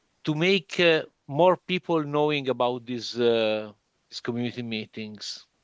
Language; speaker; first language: English; non-native, learner; Italian